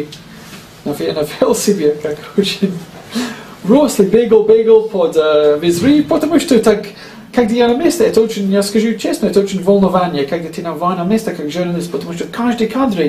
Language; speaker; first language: Russian; non-native, learner; English